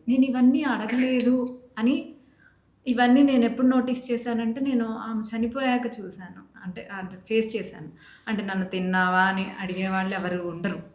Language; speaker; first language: Telugu; native; Telugu